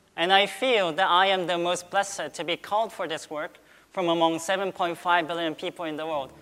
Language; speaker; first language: English; early bilingual, other home language; Korean